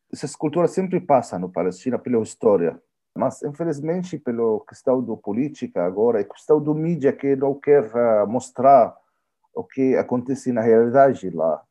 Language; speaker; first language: Portuguese; non-native, learner; Arabic